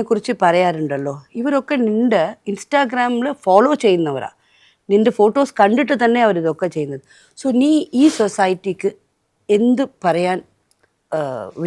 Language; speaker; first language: Malayalam; non-native, local second language; Tamil